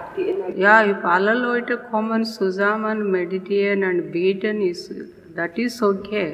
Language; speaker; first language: German; non-native, learner; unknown